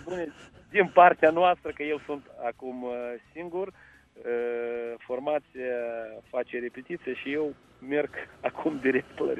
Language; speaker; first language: Romanian; non-native, local second language; Russian